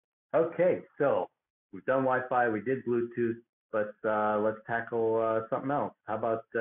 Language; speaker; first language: English; native; English